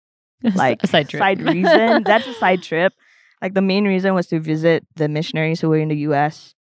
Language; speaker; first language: English; non-native, local second language; Malay